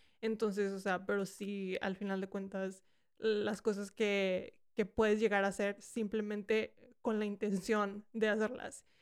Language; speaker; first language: Spanish; early bilingual, heritage; Spanish